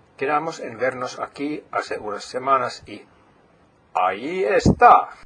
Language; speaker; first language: Spanish; non-native, fluent; Finnish